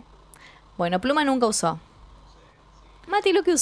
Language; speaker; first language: Spanish; native; Spanish